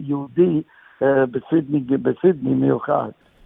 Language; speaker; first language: Hebrew; non-native, fluent; English